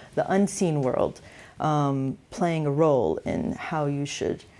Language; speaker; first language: English; native; English